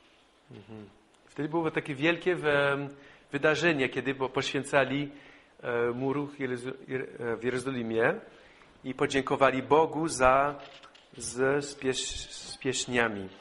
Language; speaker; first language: Polish; non-native, fluent; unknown